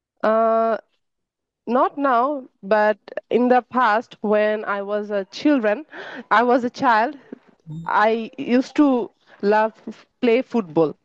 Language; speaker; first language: English; non-native, learner; Bangla